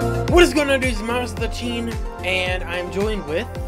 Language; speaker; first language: English; native; English